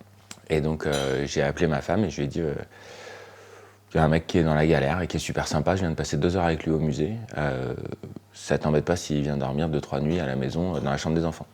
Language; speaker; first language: French; native; French